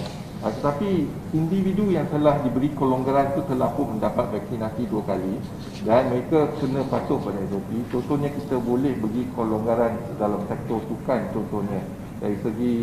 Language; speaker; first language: Malay; native; Malay